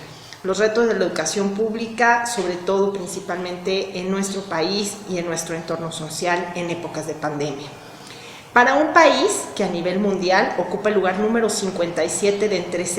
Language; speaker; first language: Spanish; native; Spanish